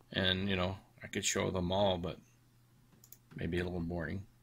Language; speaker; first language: English; native; English